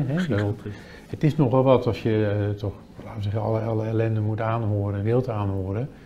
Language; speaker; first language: Dutch; native; Dutch